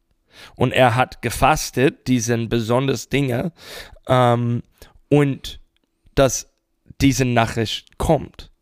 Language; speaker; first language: German; non-native, fluent; English